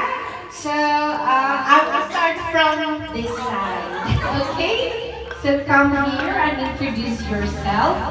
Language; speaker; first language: English; non-native, local second language; Waray